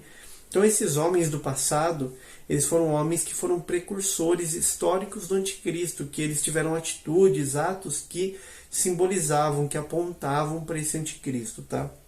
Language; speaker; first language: Portuguese; native; Portuguese